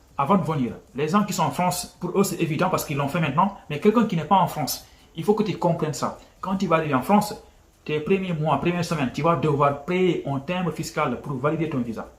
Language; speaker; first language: French; non-native, local second language; Wolof